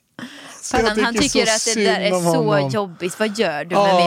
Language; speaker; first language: Swedish; native; Swedish